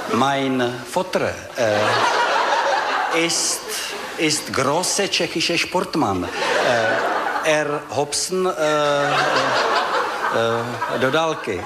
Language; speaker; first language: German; non-native, learner; Czech